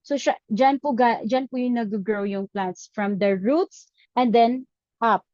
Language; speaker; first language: Filipino; native; Filipino